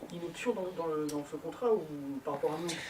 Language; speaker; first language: French; native; French